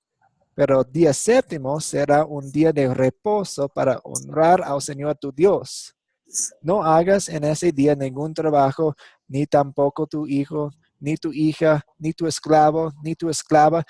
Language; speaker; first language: Spanish; non-native, fluent; English